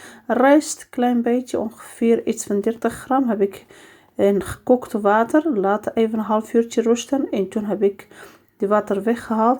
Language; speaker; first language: Dutch; non-native, learner; Arabic